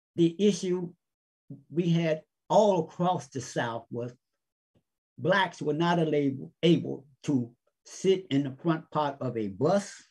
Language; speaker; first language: English; native; English